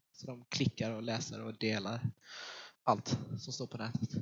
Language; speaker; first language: Swedish; early bilingual, other home language; Vietnamese